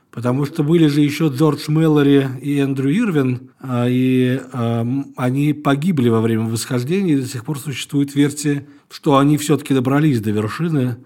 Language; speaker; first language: Russian; native; Russian